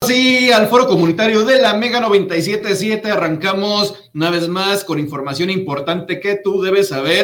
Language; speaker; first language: Spanish; native; Spanish